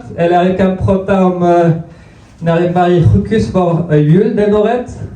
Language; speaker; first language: Swedish; non-native, fluent; French